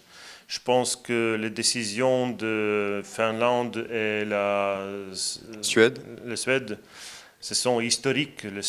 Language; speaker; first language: French; non-native, fluent; Latvian